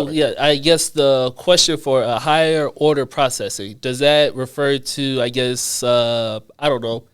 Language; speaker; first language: English; native; English